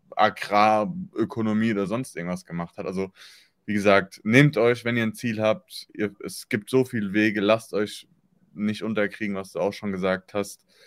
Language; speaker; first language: German; native; German